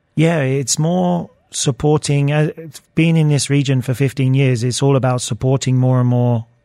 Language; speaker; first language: English; native; English